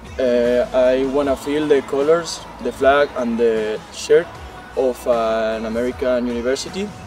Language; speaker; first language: English; non-native, learner; Spanish